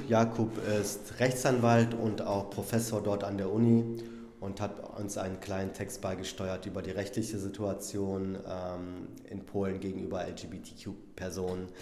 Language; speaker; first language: German; early bilingual, other home language; Polish